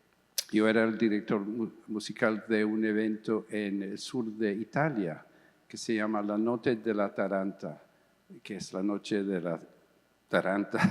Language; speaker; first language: Spanish; early bilingual, heritage; English